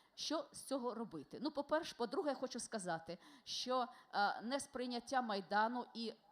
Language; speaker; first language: Ukrainian; non-native, local second language; Russian